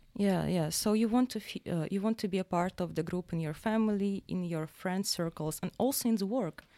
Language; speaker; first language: English; non-native, fluent; Russian